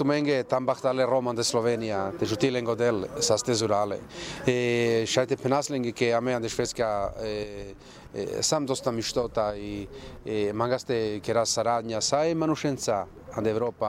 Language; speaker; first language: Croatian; non-native, local second language; Romany